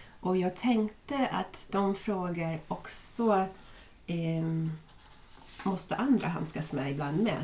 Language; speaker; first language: Swedish; non-native, fluent; English